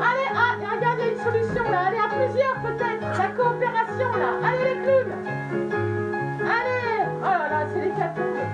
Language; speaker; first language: French; native; French